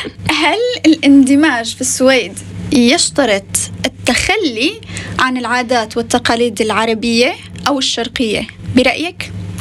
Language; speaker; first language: Arabic; native; Arabic